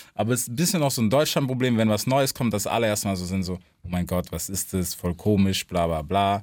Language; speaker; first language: German; native; German